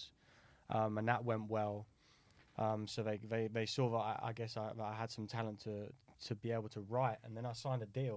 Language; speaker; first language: English; native; English